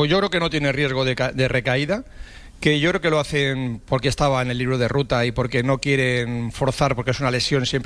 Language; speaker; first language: Spanish; native; Spanish